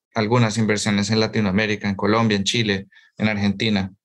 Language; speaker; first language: Spanish; native; Spanish